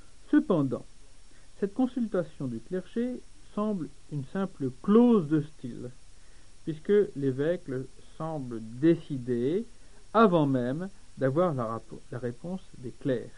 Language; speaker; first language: French; native; French